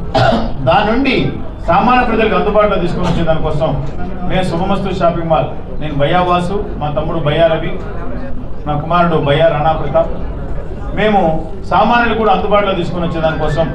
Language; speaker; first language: Telugu; native; Telugu